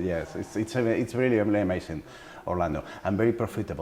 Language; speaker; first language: English; non-native, learner; Spanish